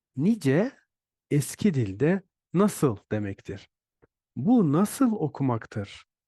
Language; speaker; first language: Turkish; native; Turkish